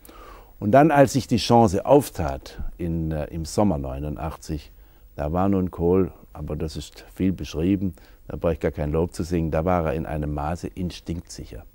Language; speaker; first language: German; native; German